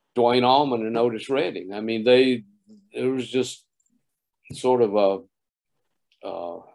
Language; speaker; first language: English; native; English